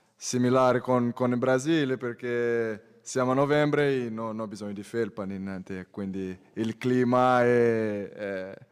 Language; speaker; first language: Italian; non-native, learner; Portuguese